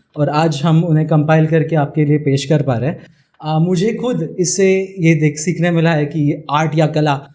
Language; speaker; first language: Hindi; non-native, local second language; Marathi